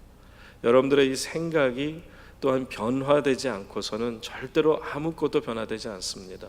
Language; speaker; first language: Korean; native; Korean